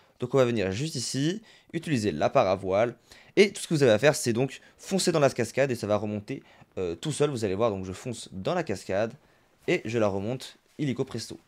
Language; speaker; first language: French; native; French